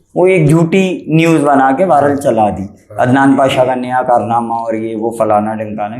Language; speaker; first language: Urdu; native; Urdu